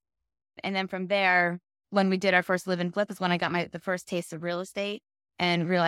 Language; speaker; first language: English; native; English